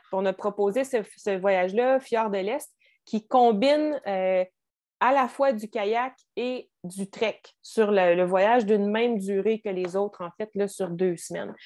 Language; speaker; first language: French; native; French